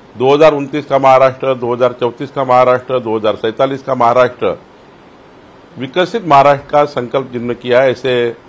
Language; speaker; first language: Hindi; non-native, local second language; Marathi